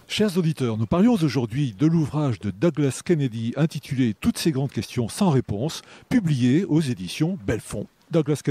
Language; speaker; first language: French; native; French